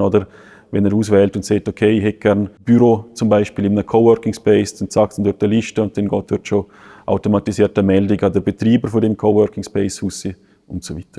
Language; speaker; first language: German; native; German